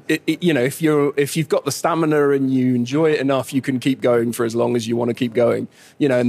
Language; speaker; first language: English; native; English